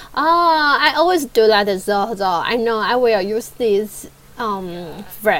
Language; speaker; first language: English; non-native, learner; Chinese